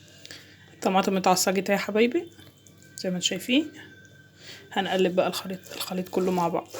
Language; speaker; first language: Arabic; native; Arabic